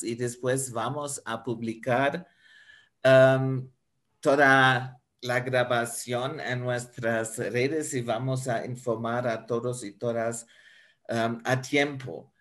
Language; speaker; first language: Spanish; non-native, fluent; German